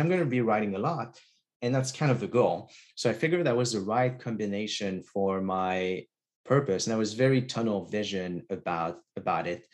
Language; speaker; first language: English; non-native, fluent; French